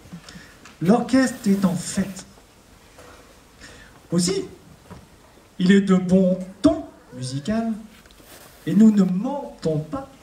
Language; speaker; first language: French; native; French